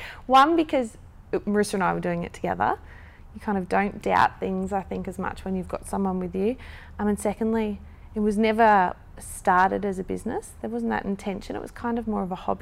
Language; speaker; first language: English; native; English